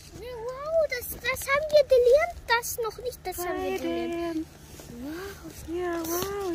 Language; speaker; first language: German; early bilingual, other home language; Indonesian